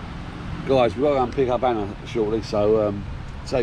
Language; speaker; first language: English; native; English